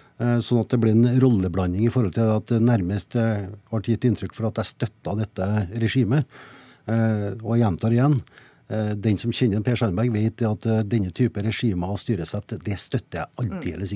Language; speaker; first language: Norwegian; native; Norwegian